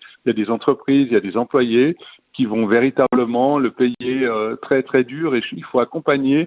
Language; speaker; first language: French; native; French